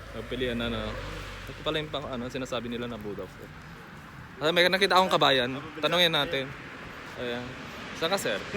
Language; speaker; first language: Filipino; non-native, local second language; Iloko